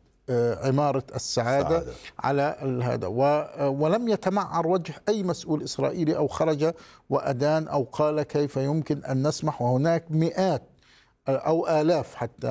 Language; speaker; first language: Arabic; native; Arabic